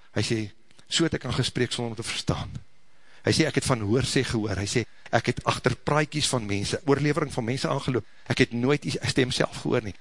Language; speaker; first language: Afrikaans; native; Afrikaans